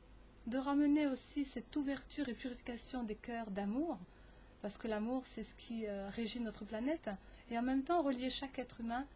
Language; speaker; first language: French; native; French